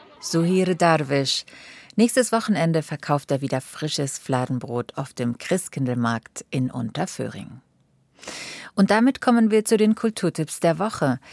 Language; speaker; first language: German; native; German